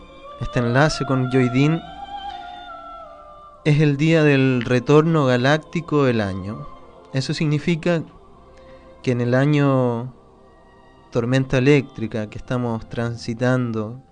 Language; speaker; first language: Spanish; native; Spanish